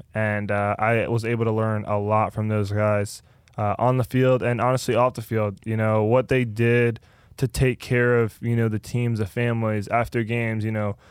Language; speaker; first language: English; early bilingual, other home language; Spanish